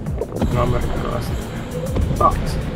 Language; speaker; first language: Finnish; native; Finnish